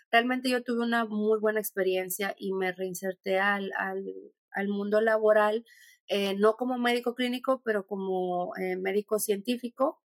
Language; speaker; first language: Spanish; native; Spanish